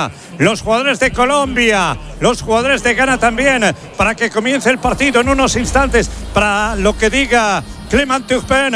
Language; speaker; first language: Spanish; native; Spanish